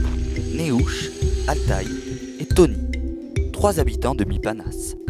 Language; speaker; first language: French; native; French